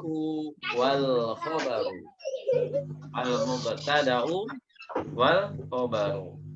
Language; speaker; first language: Arabic; non-native, fluent; Indonesian